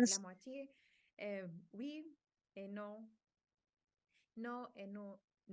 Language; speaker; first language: French; non-native, fluent; Spanish